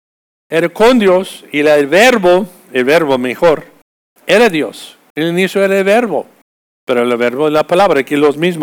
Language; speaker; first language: Spanish; non-native, fluent; English